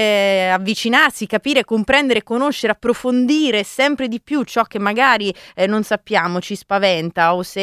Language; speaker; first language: Italian; native; Italian